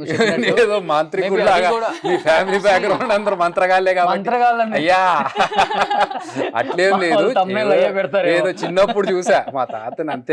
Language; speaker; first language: Telugu; native; Telugu